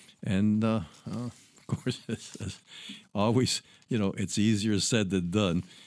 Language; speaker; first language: English; early bilingual, other home language; Spanish